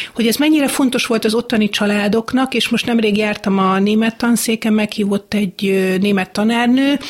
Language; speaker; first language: Hungarian; native; Hungarian